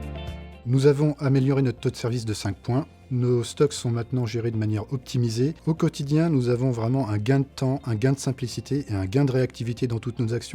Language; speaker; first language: French; native; French